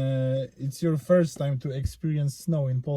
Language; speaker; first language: English; non-native, fluent; Polish